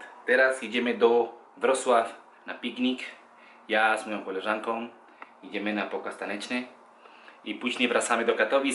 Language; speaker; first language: Polish; non-native, learner; Spanish